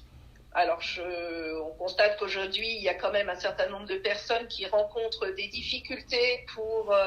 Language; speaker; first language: French; native; French